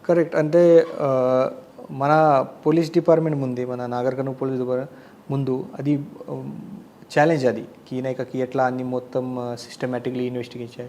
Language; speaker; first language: Telugu; non-native, fluent; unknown